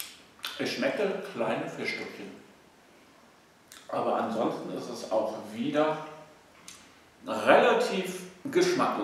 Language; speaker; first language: German; native; German